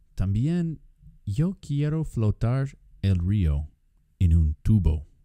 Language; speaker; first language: Spanish; non-native, fluent; English